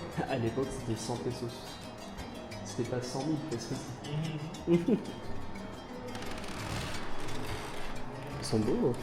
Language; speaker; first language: French; native; French